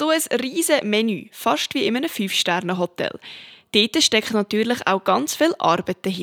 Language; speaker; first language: German; native; German